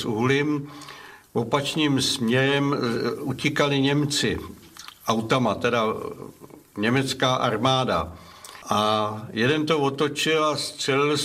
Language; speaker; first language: Czech; non-native, local second language; German